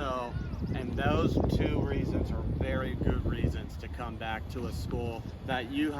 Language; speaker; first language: English; native; English